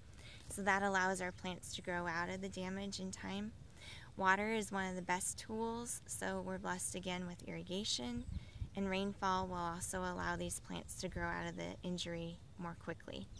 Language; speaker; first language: English; native; English